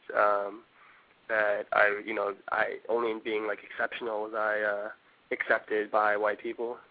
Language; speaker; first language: English; early bilingual, other home language; Korean